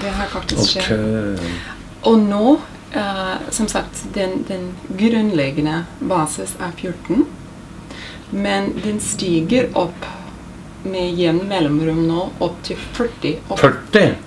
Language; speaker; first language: Norwegian; non-native, fluent; English